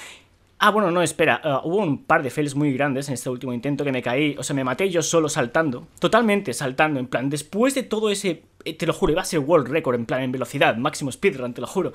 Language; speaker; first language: Spanish; native; Spanish